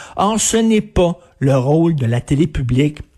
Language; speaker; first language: French; native; French